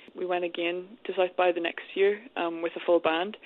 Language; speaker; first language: English; native; English